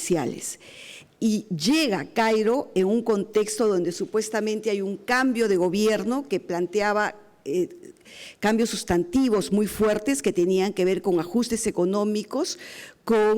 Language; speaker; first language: Spanish; native; Spanish